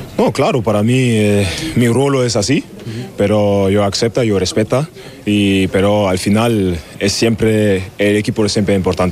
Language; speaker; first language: Spanish; non-native, learner; German